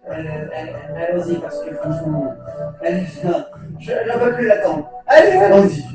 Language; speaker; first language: French; native; French